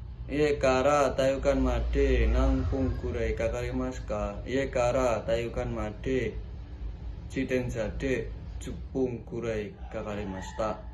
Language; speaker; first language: Japanese; non-native, learner; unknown